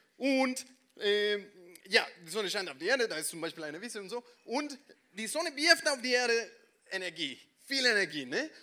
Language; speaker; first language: German; non-native, fluent; Spanish